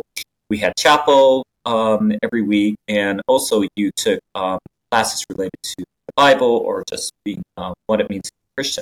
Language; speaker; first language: English; non-native, fluent; Japanese